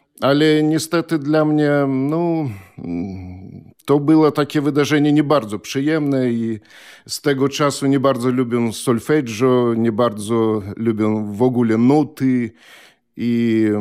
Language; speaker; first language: Polish; non-native, fluent; Belarusian